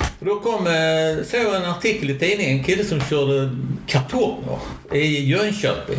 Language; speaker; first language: Swedish; native; Swedish